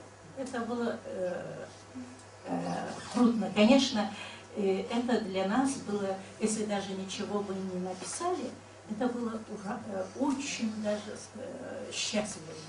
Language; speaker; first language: Russian; non-native, local second language; Karachay-Balkar